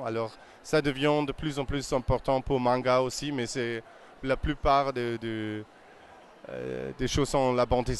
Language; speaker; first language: French; non-native, fluent; German